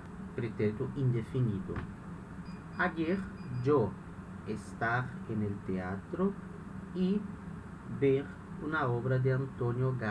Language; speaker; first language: Spanish; non-native, fluent; Portuguese